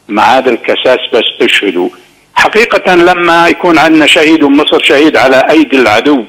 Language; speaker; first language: Arabic; native; Arabic